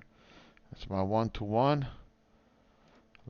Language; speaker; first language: English; native; English